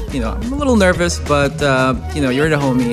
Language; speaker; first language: English; non-native, local second language; Filipino